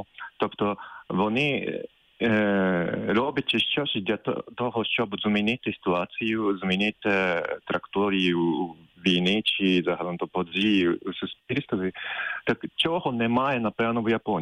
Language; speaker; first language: Ukrainian; non-native, fluent; Japanese